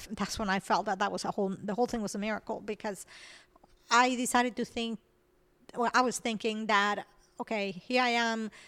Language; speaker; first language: English; non-native, fluent; Spanish